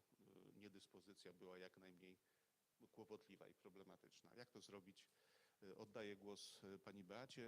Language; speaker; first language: Polish; native; Polish